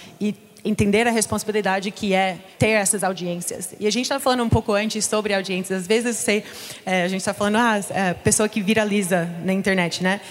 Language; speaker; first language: Portuguese; non-native, fluent; English